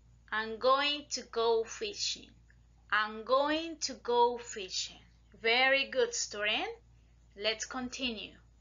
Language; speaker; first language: English; non-native, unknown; Spanish